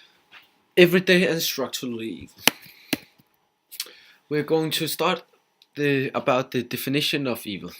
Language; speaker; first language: English; non-native, fluent; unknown